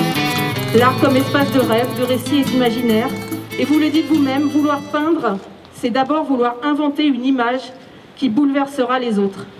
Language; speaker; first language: French; native; French